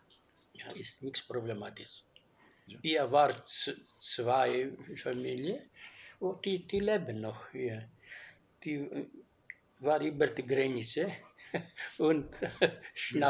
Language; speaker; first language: German; non-native, learner; Greek